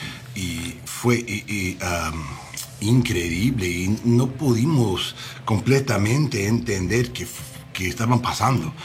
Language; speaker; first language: Spanish; non-native, learner; English